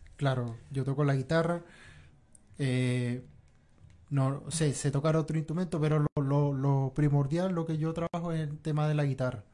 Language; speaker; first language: Spanish; native; Spanish